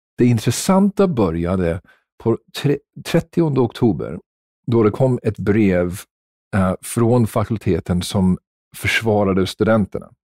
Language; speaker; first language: Swedish; non-native, fluent; English